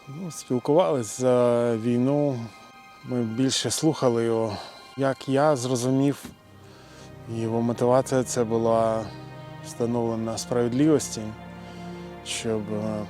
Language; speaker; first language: Ukrainian; non-native, local second language; Russian